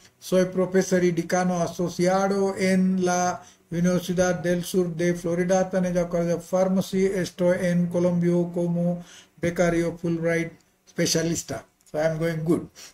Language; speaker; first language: Spanish; non-native, learner; Hindi